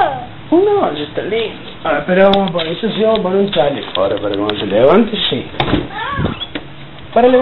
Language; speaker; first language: Spanish; native; Spanish